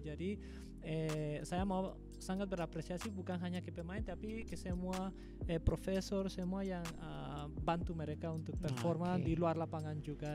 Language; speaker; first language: Indonesian; non-native, fluent; Spanish